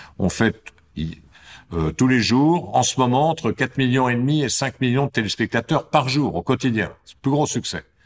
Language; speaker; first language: French; native; French